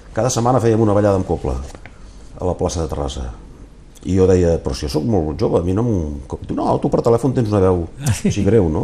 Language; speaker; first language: Catalan; native; Catalan